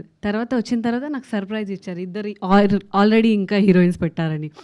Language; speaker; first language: Telugu; non-native, fluent; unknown